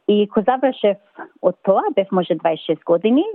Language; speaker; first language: Macedonian; early bilingual, other home language; English